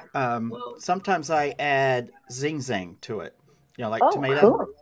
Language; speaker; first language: English; native; English